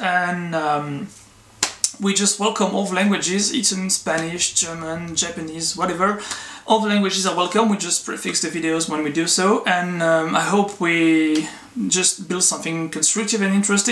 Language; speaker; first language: English; non-native, fluent; French